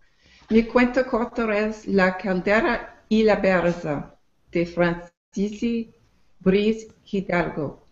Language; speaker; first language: Spanish; non-native, learner; English